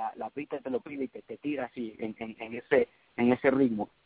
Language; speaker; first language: Spanish; early bilingual, heritage; Spanish